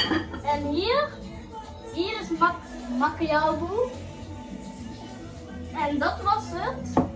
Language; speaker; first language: Dutch; early bilingual, other home language; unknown